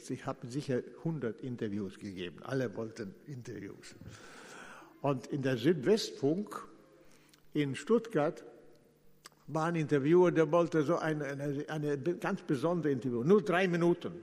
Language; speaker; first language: German; non-native, fluent; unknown